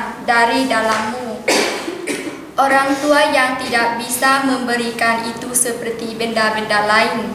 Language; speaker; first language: Indonesian; non-native, learner; Lao